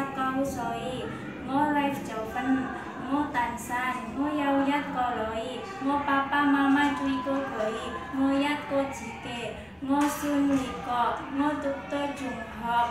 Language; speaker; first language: Cantonese; non-native, learner; Indonesian